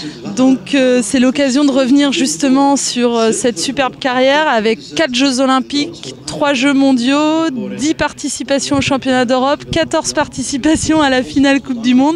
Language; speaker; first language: French; native; French